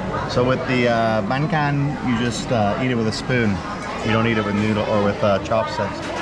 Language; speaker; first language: English; native; English